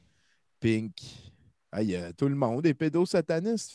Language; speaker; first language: French; native; French